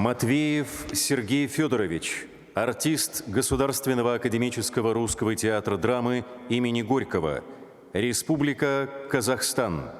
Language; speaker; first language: Russian; native; Russian